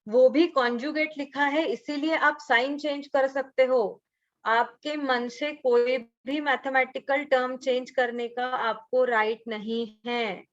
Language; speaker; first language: Hindi; non-native, local second language; Marathi